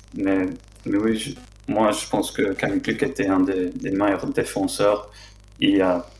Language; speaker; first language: French; non-native, fluent; English